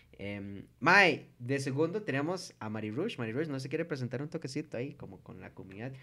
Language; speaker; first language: Spanish; native; Spanish